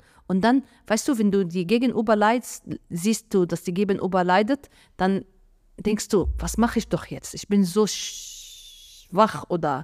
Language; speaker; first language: German; non-native, fluent; Arabic